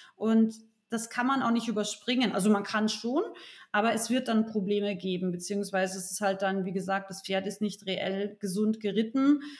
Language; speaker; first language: German; native; German